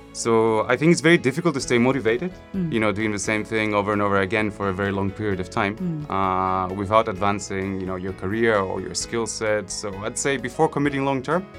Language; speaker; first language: English; non-native, fluent; Greek